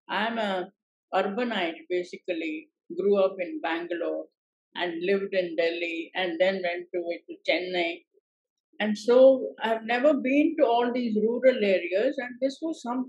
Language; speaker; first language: English; non-native, local second language; Tamil